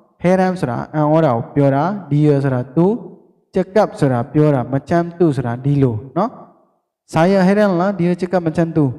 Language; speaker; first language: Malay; non-native, fluent; Burmese